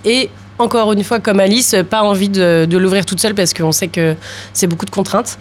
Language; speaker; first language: French; native; French